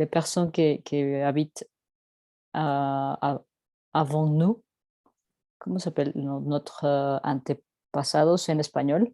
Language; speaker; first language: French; non-native, learner; Spanish